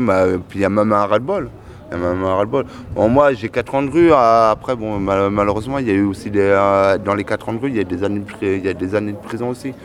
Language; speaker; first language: French; native; French